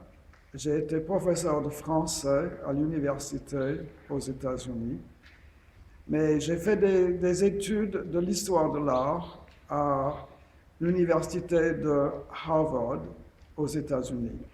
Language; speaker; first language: French; non-native, fluent; English